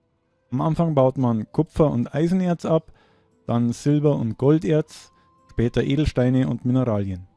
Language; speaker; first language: German; native; German